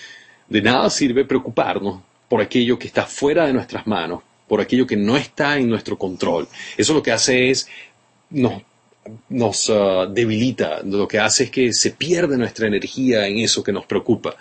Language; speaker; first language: Spanish; native; Spanish